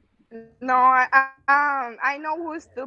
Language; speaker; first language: English; non-native, local second language; Spanish